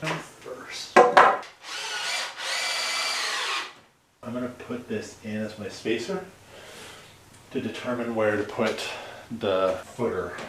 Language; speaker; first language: English; native; English